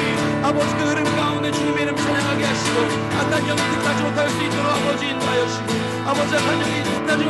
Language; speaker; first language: Korean; native; Korean